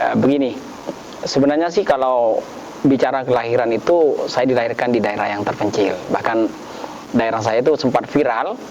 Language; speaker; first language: Indonesian; non-native, local second language; Madurese